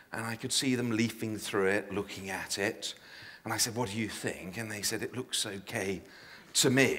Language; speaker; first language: English; native; English